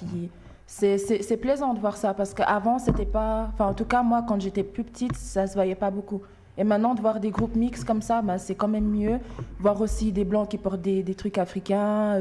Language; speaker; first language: French; early bilingual, other home language; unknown